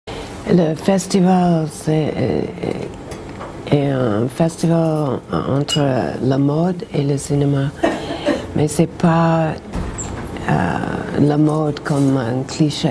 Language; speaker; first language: French; non-native, learner; English